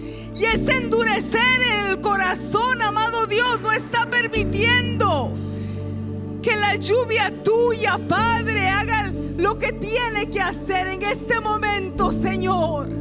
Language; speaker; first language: Spanish; native; Spanish